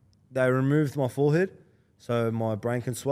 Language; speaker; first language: English; native; English